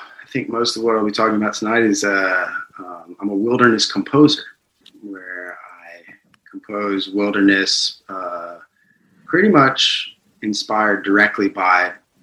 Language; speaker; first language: English; native; English